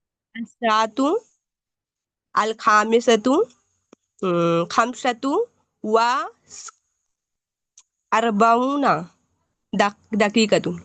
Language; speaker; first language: Arabic; non-native, learner; Urdu